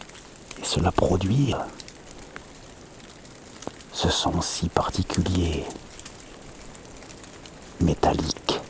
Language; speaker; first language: French; native; French